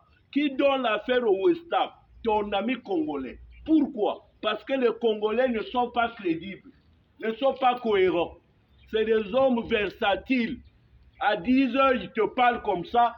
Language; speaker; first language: French; native; French